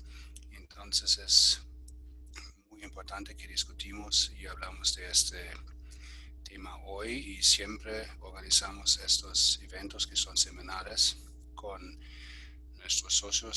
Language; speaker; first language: Spanish; non-native, fluent; German